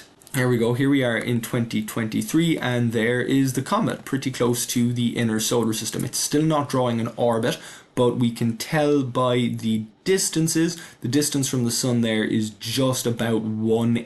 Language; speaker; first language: English; native; English